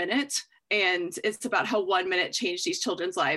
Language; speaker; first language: English; native; English